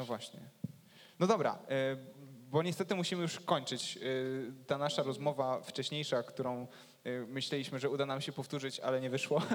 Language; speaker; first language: Polish; native; Polish